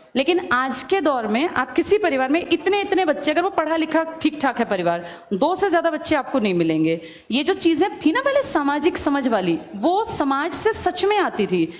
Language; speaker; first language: Hindi; native; Hindi